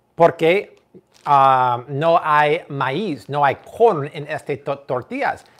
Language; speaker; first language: Spanish; non-native, learner; English